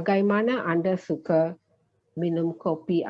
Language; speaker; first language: Indonesian; non-native, learner; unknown